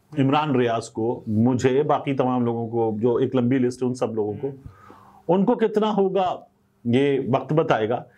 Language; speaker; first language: Urdu; native; Urdu